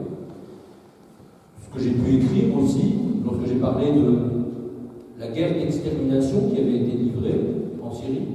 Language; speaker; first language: French; native; French